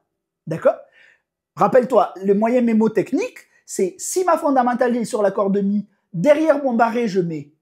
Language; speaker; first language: French; native; French